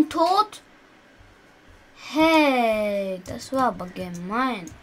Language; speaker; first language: German; early bilingual, other home language; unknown